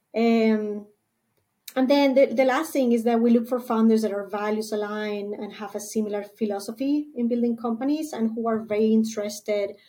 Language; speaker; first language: English; non-native, fluent; Spanish